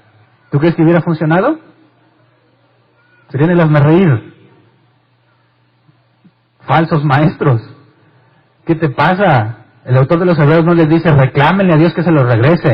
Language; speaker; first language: Spanish; native; Spanish